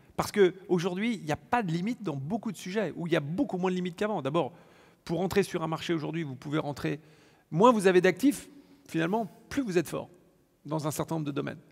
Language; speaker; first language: French; native; French